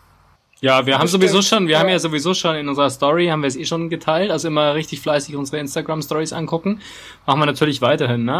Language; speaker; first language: German; native; German